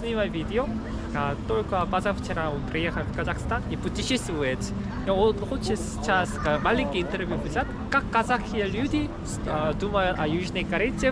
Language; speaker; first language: Russian; non-native, learner; Korean